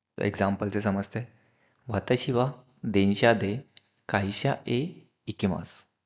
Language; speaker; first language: Hindi; native; Hindi